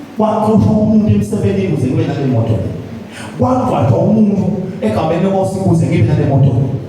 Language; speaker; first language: Zulu; non-native, local second language; Swati